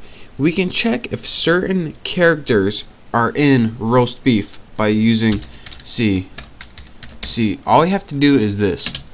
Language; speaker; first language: English; native; English